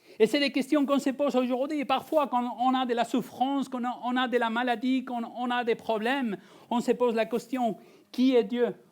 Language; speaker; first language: French; non-native, fluent; Spanish